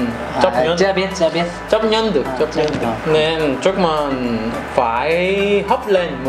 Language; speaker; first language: Vietnamese; non-native, learner; Korean